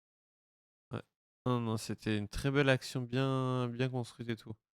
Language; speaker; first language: French; native; French